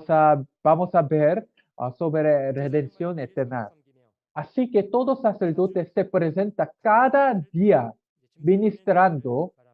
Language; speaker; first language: Spanish; non-native, learner; Korean